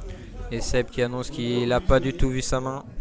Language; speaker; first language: French; native; French